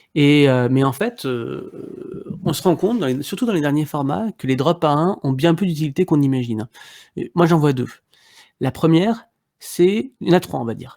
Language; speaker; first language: French; native; French